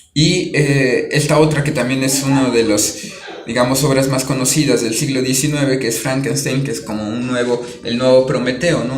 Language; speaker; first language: Spanish; native; Spanish